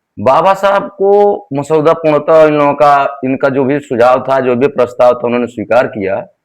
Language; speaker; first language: Hindi; native; Hindi